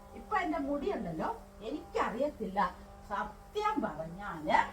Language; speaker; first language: Malayalam; native; Malayalam